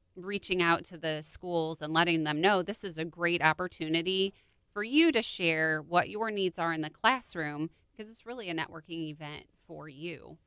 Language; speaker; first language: English; native; English